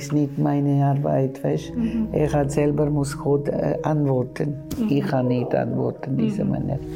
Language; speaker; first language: German; non-native, learner; Tamil